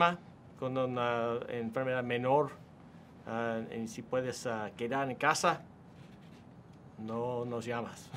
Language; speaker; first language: Spanish; non-native, learner; English